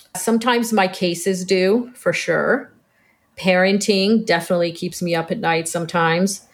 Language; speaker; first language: English; early bilingual, other home language; Hebrew